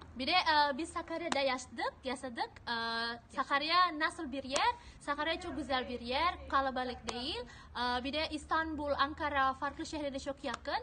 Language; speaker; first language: Turkish; non-native, learner; Indonesian